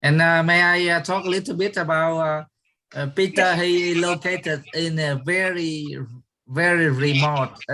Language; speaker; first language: English; non-native, learner; Vietnamese